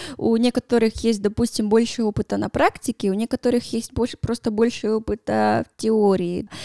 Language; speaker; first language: Russian; non-native, fluent; Spanish